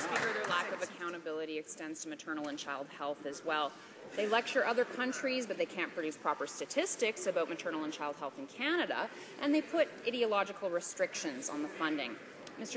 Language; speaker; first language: English; native; English